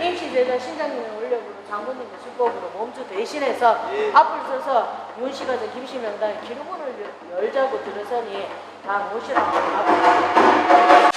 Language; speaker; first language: Korean; native; Korean